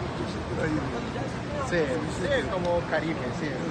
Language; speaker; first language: Portuguese; non-native, learner; French